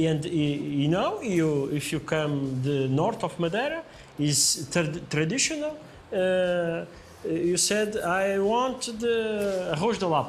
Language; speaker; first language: English; non-native, learner; Portuguese